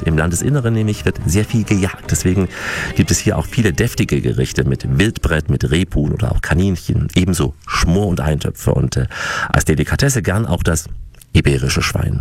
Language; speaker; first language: German; native; German